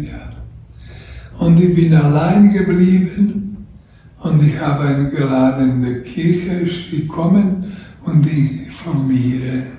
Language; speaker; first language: German; non-native, learner; Croatian